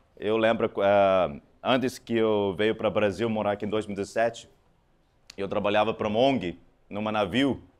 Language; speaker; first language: Portuguese; non-native, fluent; Afrikaans